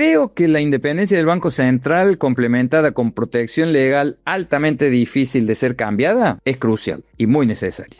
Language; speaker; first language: Spanish; native; Spanish